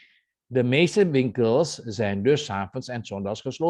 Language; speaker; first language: Dutch; non-native, fluent; Indonesian